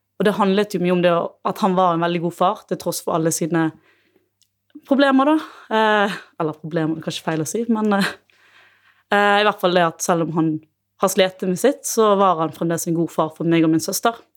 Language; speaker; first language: Norwegian; native; Norwegian